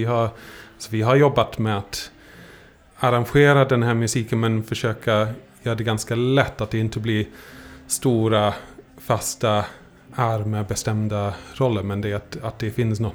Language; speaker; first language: Swedish; non-native, fluent; English